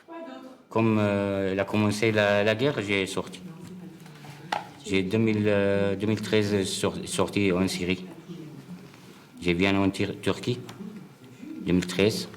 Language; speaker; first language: French; non-native, learner; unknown